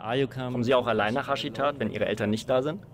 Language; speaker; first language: German; native; German